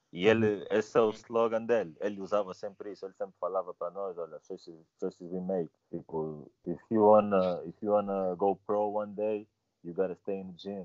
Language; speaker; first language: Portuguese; native; Portuguese